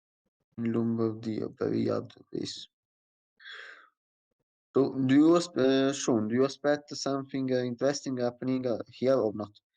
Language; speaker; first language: English; non-native, learner; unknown